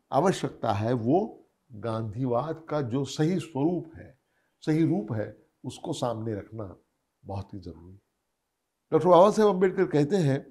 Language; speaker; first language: Hindi; non-native, local second language; Marathi